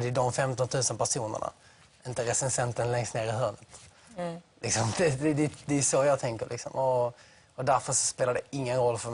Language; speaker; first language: Swedish; native; Swedish